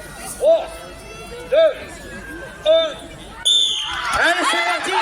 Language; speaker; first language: French; native; French